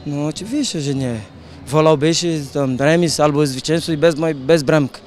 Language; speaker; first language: Polish; non-native, learner; Portuguese